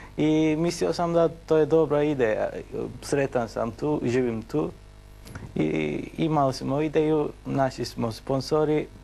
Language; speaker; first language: Bosnian; non-native, learner; Turkish